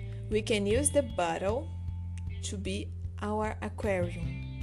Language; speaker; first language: English; non-native, fluent; Portuguese